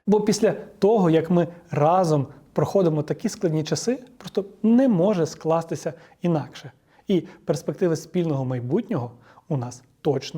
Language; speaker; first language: Ukrainian; native; Ukrainian